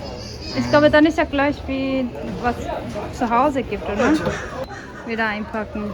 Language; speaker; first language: German; non-native, learner; Korean